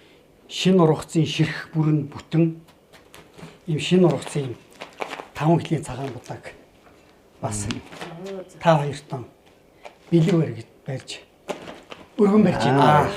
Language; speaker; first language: Mongolian; native; Mongolian